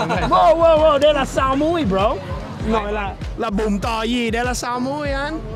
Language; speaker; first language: Vietnamese; non-native, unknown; English